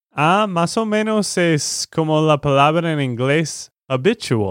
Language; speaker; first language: Spanish; non-native, learner; English